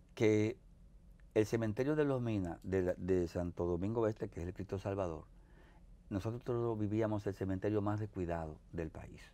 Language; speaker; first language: Spanish; native; Spanish